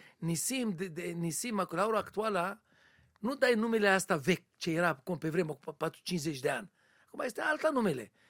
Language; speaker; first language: Romanian; non-native, learner; Hebrew